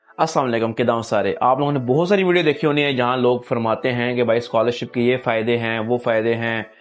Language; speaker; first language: Urdu; non-native, local second language; Punjabi